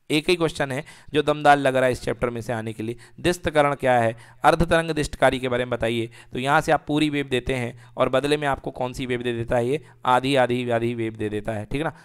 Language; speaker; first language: Hindi; native; Hindi